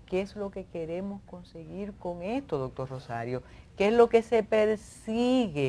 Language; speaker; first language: Spanish; native; Spanish